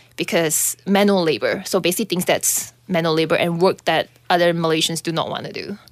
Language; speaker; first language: English; non-native, local second language; Chinese